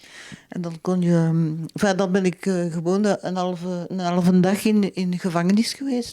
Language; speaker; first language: Dutch; non-native, local second language; French